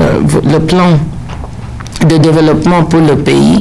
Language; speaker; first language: French; non-native, learner; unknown